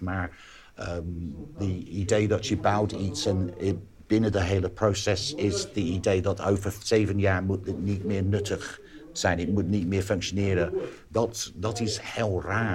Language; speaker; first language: Dutch; non-native, fluent; English